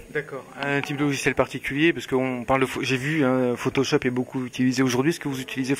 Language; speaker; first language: French; native; French